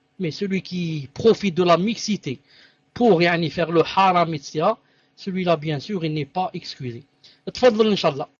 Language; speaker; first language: French; non-native, local second language; Arabic